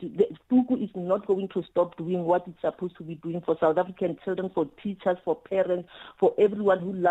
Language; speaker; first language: English; non-native, local second language; Tswana